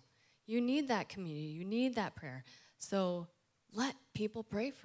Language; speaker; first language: English; native; English